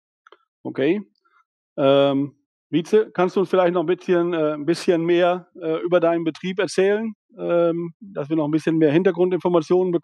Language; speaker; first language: German; native; German